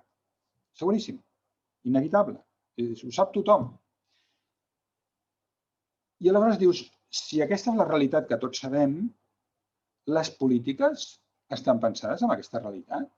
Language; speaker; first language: Catalan; native; Catalan